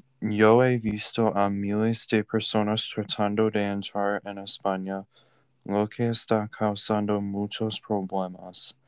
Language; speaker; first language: Spanish; non-native, learner; English